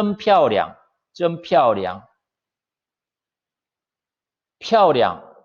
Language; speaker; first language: Chinese; non-native, fluent; Korean